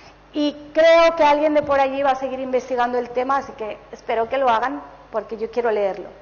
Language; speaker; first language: Spanish; native; Spanish